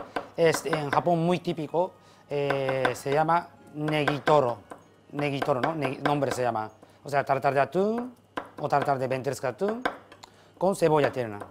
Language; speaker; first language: Spanish; non-native, learner; Japanese